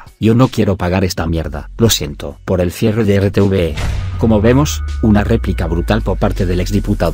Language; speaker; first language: Spanish; native; Spanish